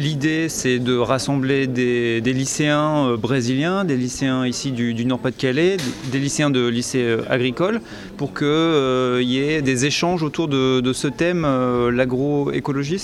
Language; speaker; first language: French; native; French